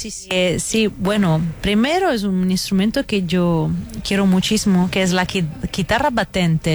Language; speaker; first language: Spanish; non-native, fluent; Italian